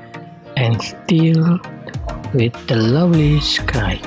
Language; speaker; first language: English; non-native, learner; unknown